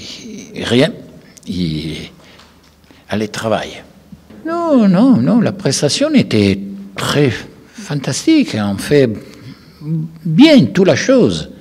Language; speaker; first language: French; non-native, learner; Italian